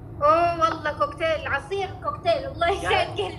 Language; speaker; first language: Arabic; native; Arabic